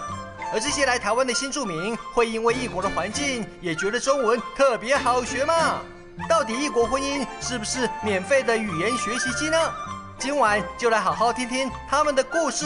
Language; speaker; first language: Chinese; native; Chinese